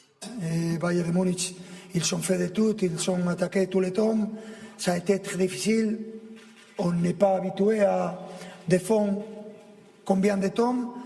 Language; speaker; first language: French; non-native, fluent; Spanish